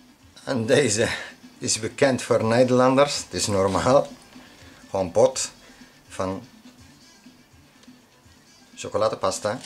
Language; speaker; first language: Dutch; non-native, learner; Arabic